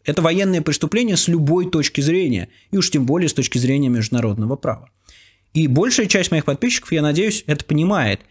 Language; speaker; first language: Russian; native; Russian